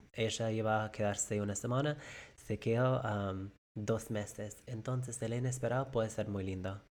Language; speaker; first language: Spanish; non-native, fluent; English